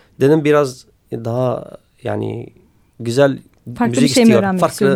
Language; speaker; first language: Turkish; non-native, learner; Kurdish